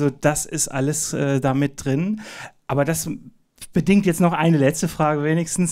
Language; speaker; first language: German; native; German